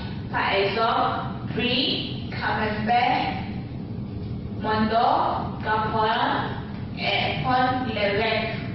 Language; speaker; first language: French; non-native, learner; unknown